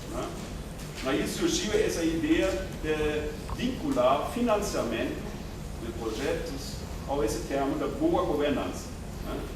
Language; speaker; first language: Portuguese; non-native, fluent; German